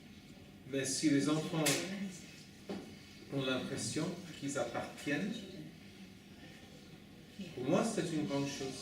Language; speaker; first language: French; non-native, fluent; English